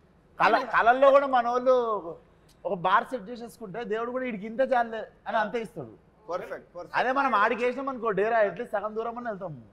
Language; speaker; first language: Telugu; native; Telugu